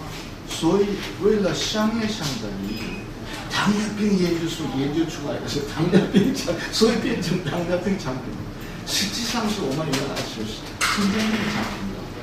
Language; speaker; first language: Chinese; non-native, fluent; Korean